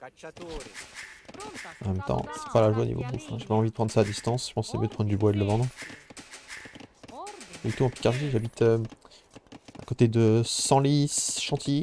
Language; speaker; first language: French; native; French